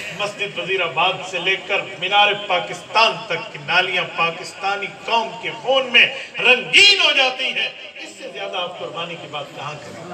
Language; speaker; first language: Urdu; non-native, local second language; Punjabi